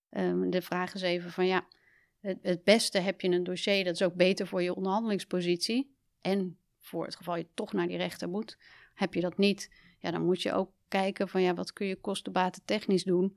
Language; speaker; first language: Dutch; native; Dutch